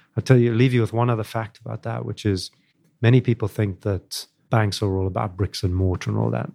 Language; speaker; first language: English; native; English